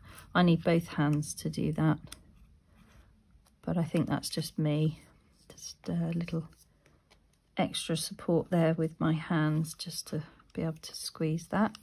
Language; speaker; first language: English; native; English